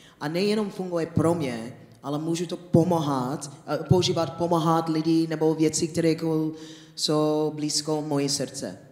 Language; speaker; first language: Czech; non-native, fluent; English